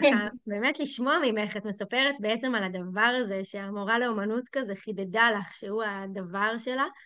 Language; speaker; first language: Hebrew; native; Hebrew